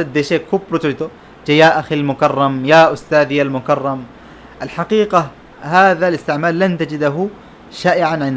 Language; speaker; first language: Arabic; non-native, fluent; Bangla